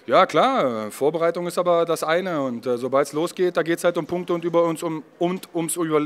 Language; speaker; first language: German; native; German